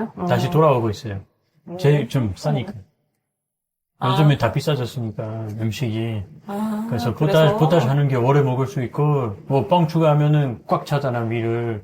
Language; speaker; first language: Korean; non-native, fluent; French